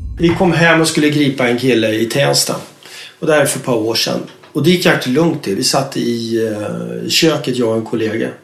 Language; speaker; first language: Swedish; native; Swedish